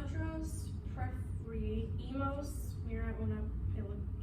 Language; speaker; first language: Spanish; non-native, learner; English